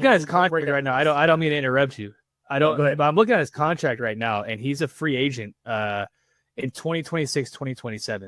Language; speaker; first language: English; native; English